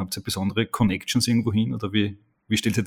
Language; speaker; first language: German; native; German